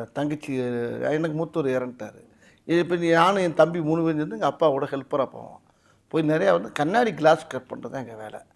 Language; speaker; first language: Tamil; native; Tamil